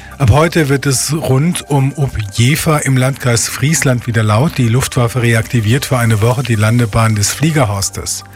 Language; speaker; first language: German; native; German